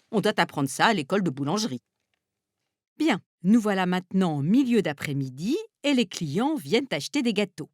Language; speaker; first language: French; native; French